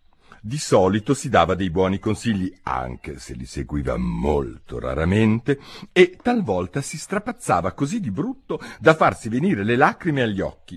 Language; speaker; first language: Italian; native; Italian